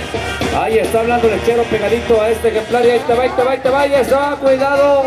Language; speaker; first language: Spanish; native; Spanish